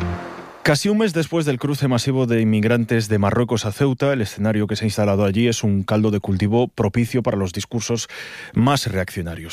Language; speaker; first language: Spanish; native; Spanish